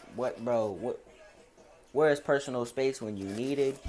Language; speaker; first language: English; native; English